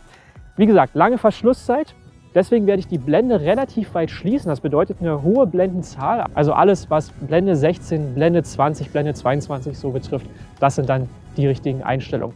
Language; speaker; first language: German; native; German